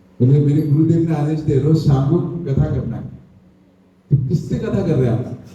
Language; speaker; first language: Hindi; non-native, local second language; Odia